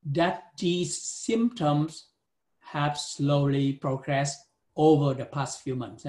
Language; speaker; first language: English; non-native, fluent; Vietnamese